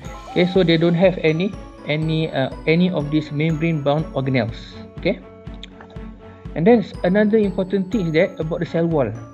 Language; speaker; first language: English; non-native, local second language; Malay